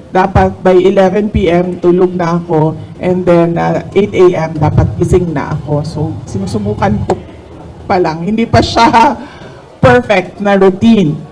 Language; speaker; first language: Filipino; non-native, local second language; Cebuano